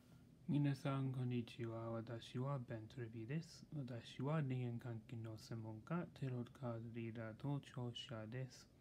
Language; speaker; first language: Japanese; non-native, learner; English